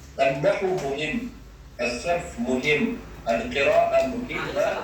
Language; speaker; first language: Arabic; non-native, fluent; Chechen